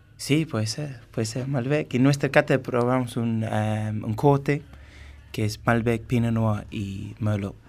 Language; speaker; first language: Spanish; non-native, fluent; English